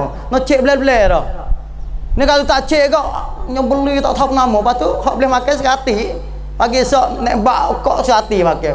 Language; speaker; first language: Malay; native; Malay